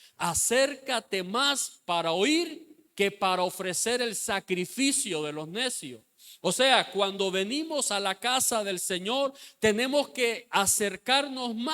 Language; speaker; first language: Spanish; native; Spanish